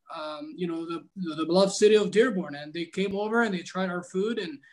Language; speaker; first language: English; non-native, fluent; Arabic